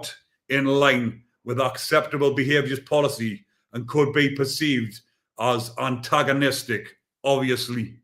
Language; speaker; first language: English; native; English